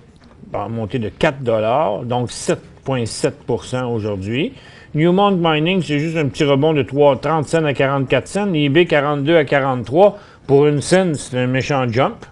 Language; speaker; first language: French; native; French